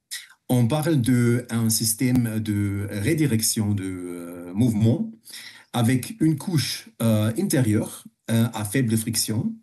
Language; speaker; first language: French; non-native, fluent; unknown